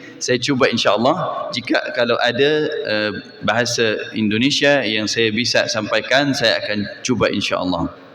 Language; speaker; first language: Malay; non-native, fluent; Arabic